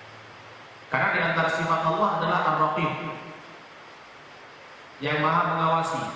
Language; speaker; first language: Indonesian; native; Indonesian